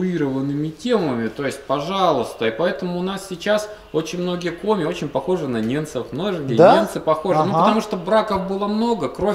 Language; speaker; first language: Russian; native; Russian